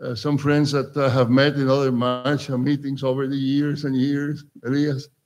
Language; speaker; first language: English; non-native, fluent; Spanish